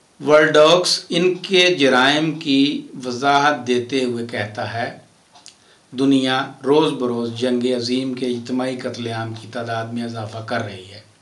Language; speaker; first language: Urdu; non-native, local second language; Punjabi